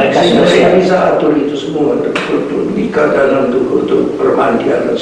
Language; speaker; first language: Indonesian; non-native, fluent; Hungarian